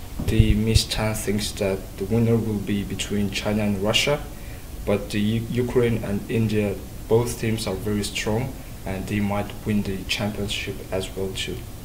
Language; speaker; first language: English; non-native, fluent; Chinese